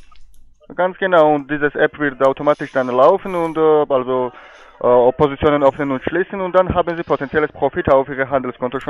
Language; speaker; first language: German; non-native, fluent; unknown